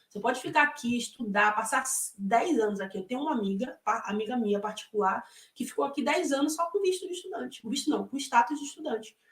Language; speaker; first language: Portuguese; native; Portuguese